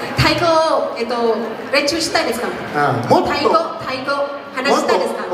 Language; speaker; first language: Japanese; non-native, learner; Thai